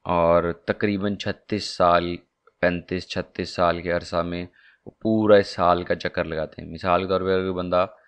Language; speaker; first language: Urdu; non-native, local second language; Punjabi